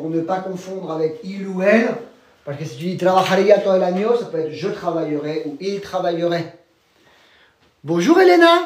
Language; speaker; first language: French; native; French